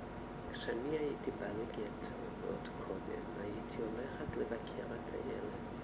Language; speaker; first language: Hebrew; non-native, fluent; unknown